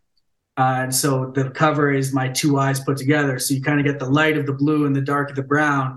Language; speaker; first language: English; native; English